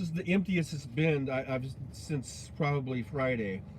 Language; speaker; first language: English; native; English